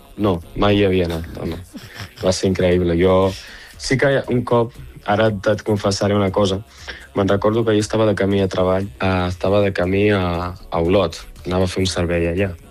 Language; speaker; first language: Catalan; early bilingual, other home language; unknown